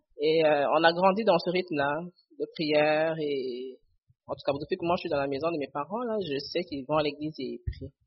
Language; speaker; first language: French; non-native, local second language; Lingala